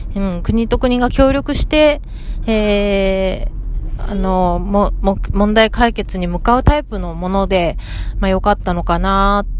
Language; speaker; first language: Japanese; native; Japanese